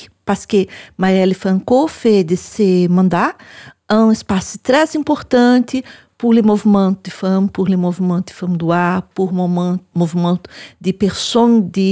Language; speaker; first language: French; non-native, learner; Portuguese